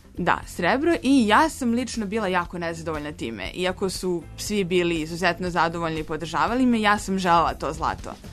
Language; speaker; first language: Serbian; native; Serbian